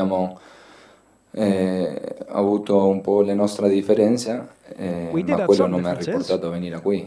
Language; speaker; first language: Italian; non-native, fluent; Spanish